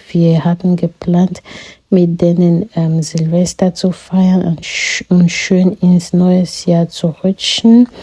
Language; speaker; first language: German; non-native, fluent; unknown